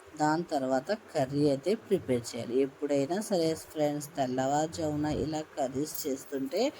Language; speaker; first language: Telugu; non-native, local second language; Urdu